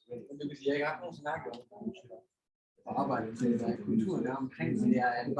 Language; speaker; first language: Danish; non-native, learner; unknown